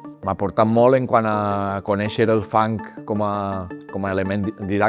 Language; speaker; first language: Catalan; native; Catalan